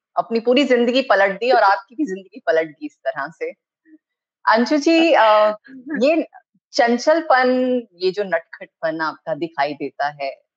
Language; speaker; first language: Hindi; native; Hindi